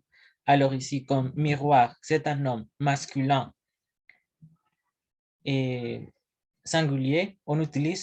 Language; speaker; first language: French; non-native, learner; Spanish